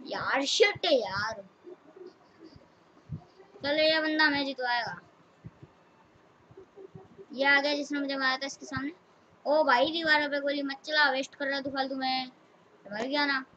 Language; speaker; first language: Hindi; native; Hindi